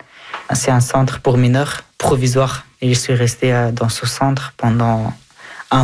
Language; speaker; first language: French; early bilingual, other home language; Persian